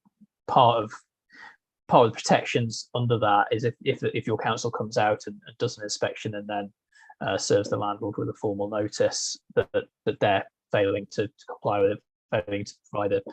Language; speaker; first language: English; native; English